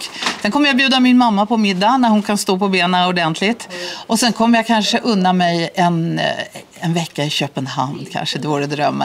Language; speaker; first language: Swedish; native; Swedish